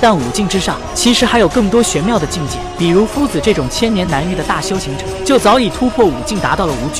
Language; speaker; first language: Chinese; native; Chinese